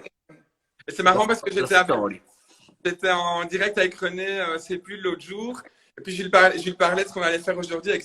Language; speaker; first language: French; native; French